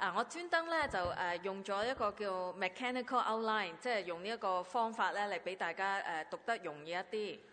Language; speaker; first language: Chinese; non-native, local second language; Cantonese